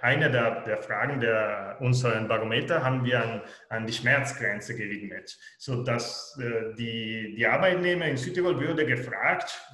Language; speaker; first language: German; non-native, local second language; Italian